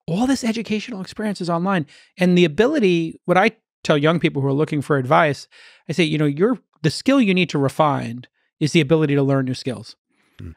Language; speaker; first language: English; native; English